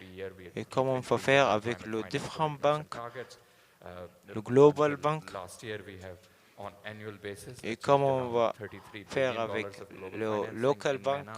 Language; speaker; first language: French; non-native, learner; Arabic